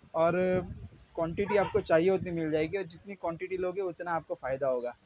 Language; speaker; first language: Hindi; non-native, local second language; Gujarati